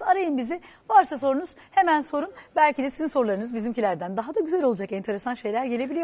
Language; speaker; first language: Turkish; native; Turkish